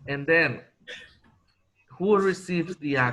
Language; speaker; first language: English; non-native, fluent; Spanish